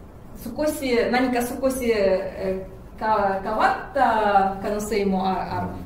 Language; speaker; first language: Japanese; non-native, fluent; Russian